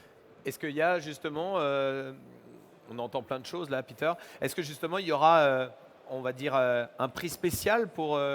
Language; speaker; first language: French; native; French